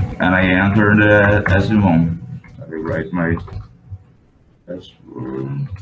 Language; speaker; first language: English; non-native, fluent; Portuguese